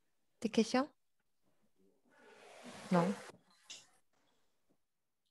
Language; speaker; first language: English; non-native, fluent; French